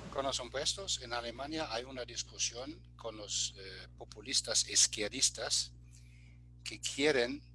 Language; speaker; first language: Spanish; non-native, fluent; German